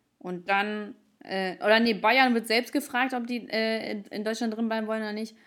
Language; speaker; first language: German; early bilingual, other home language; Ukrainian